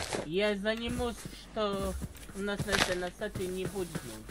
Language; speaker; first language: Russian; non-native, learner; Latvian